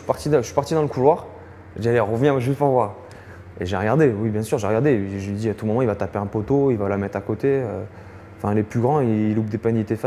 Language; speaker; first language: French; native; French